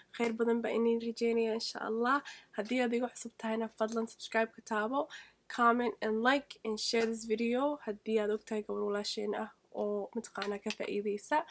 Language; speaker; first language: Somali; early bilingual, heritage; Somali